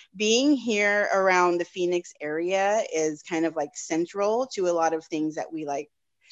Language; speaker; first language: English; native; English